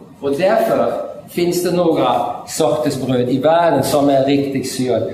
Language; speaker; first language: Swedish; non-native, fluent; German